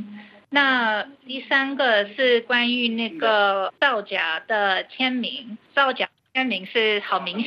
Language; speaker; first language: Chinese; early bilingual, heritage; Chinese